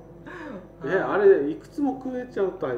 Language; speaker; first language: Japanese; native; Japanese